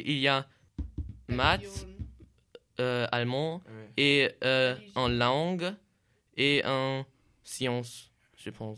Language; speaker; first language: French; non-native, learner; German